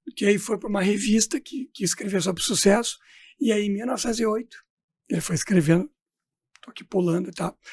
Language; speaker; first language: Portuguese; native; Portuguese